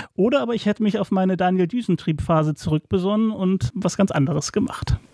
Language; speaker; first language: German; native; German